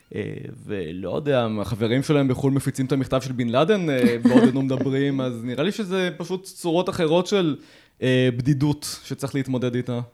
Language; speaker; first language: Hebrew; native; Hebrew